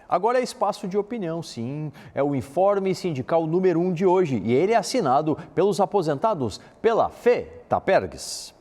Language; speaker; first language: Portuguese; native; Portuguese